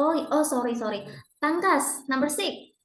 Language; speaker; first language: English; non-native, learner; Indonesian